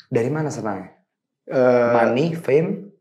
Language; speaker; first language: Indonesian; native; Indonesian